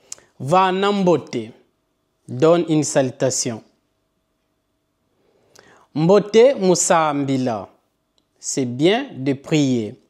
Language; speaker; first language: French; non-native, local second language; Kongo